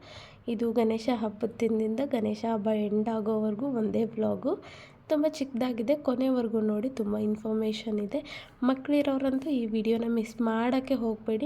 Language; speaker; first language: Kannada; native; Kannada